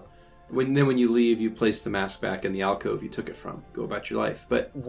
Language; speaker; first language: English; native; English